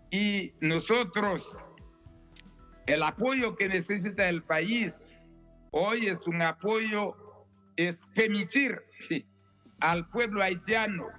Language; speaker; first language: Spanish; non-native, fluent; Haitian Creole